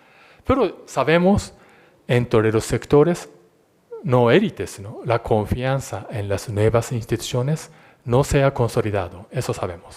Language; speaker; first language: Spanish; non-native, fluent; Japanese